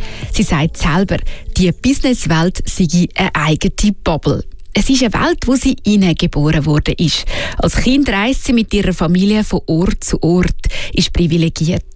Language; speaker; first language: German; native; German